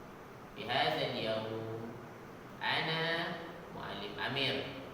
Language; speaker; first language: Arabic; non-native, fluent; Malay